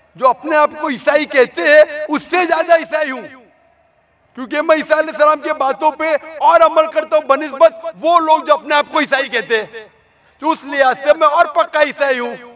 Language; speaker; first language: Hindi; non-native, local second language; Konkani